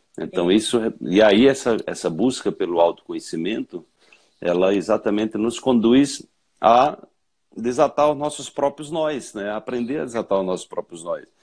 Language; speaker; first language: Portuguese; native; Portuguese